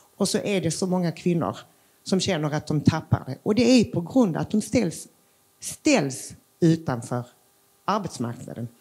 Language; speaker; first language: Swedish; early bilingual, other home language; Macedonian